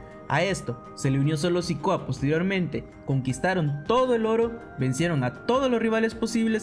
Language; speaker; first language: Spanish; native; Spanish